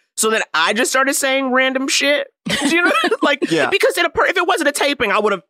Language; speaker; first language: English; native; English